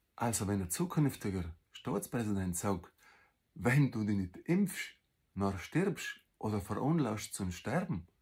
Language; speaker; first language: German; native; German